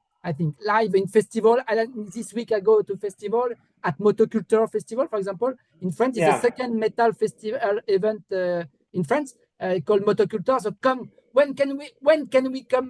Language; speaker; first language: English; non-native, learner; French